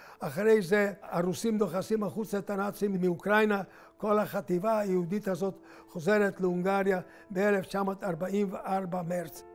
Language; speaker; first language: Hebrew; non-native, fluent; Hungarian